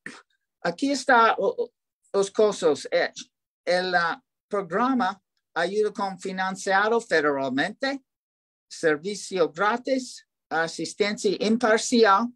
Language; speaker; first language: Spanish; non-native, learner; English